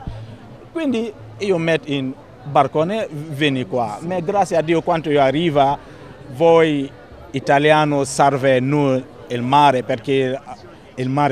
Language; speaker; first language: Italian; non-native, learner; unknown